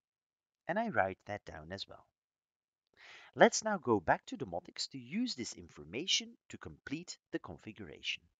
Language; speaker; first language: English; non-native, fluent; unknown